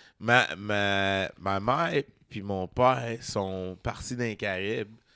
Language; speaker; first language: French; native; French